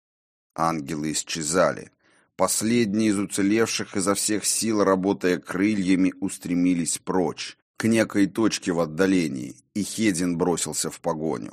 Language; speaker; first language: Russian; native; Russian